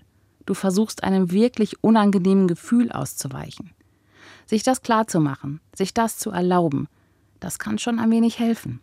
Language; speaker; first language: German; native; German